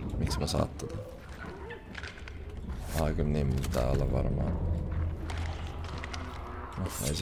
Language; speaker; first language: Finnish; native; Finnish